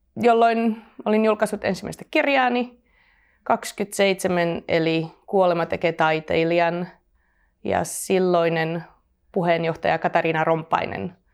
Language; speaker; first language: Finnish; non-native, fluent; Slovak